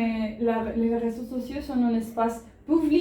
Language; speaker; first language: French; non-native, learner; Spanish